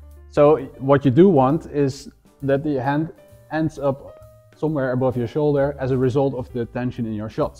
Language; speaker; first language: English; non-native, fluent; Dutch